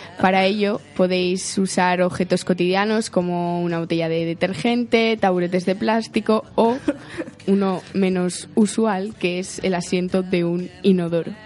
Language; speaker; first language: Spanish; native; Spanish